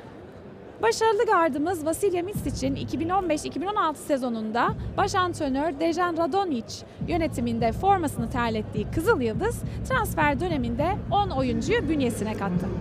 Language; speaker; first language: Turkish; native; Turkish